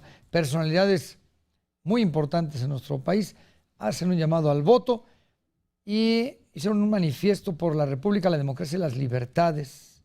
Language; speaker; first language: Spanish; native; Spanish